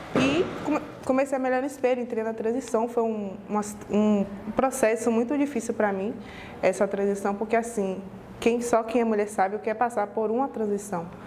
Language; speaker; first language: Portuguese; native; Portuguese